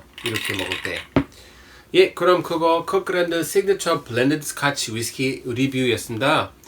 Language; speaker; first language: Korean; non-native, fluent; English